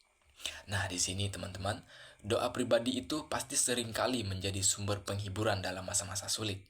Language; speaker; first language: Indonesian; native; Indonesian